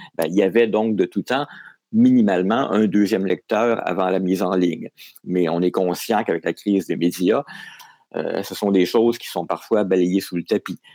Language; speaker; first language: French; native; French